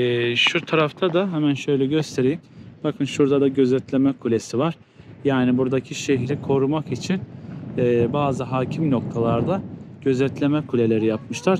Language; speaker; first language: Turkish; native; Turkish